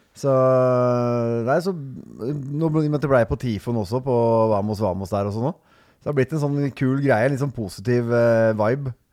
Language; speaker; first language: Norwegian; native; Norwegian